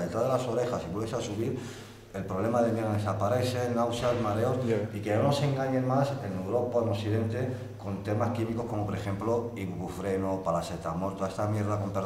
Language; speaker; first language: Spanish; non-native, fluent; Arabic